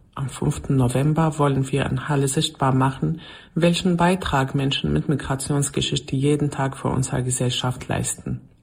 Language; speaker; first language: German; non-native, fluent; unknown